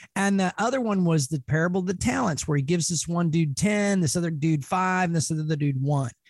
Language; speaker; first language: English; native; English